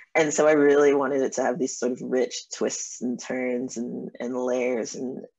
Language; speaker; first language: English; native; English